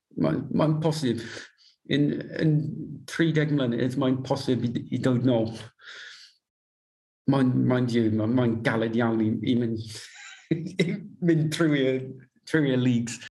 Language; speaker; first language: Welsh; non-native, learner; English